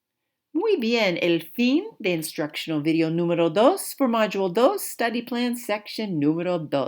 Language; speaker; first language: Spanish; non-native, fluent; English